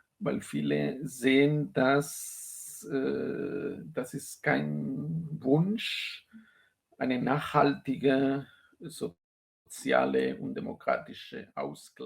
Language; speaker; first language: German; non-native, fluent; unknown